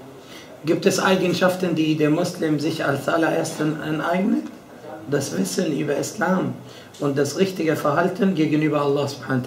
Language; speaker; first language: German; non-native, fluent; Arabic